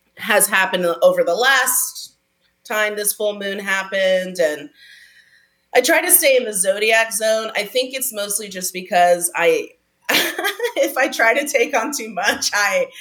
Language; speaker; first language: English; native; English